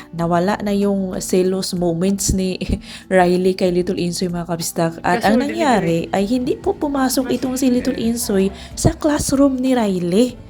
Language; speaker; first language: Filipino; non-native, local second language; Cebuano